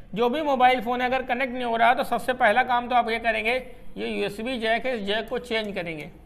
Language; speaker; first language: Hindi; native; Hindi